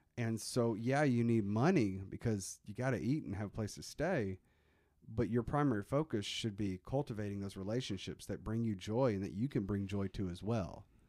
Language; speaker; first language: English; native; English